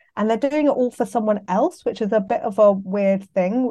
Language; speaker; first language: English; native; English